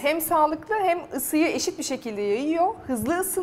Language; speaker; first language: Turkish; native; Turkish